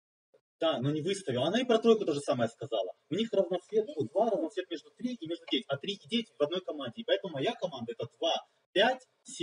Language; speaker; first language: Russian; native; Russian